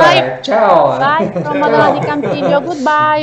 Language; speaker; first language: English; non-native, learner; Italian